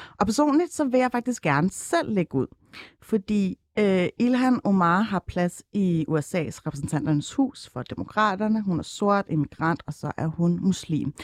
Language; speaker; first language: Danish; early bilingual, other home language; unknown